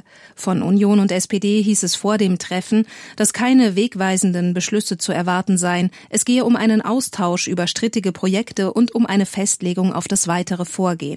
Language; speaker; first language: German; native; German